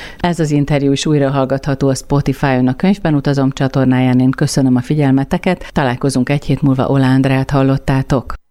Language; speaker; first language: Hungarian; native; Hungarian